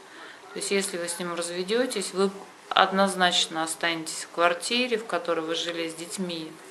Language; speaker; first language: Russian; native; Russian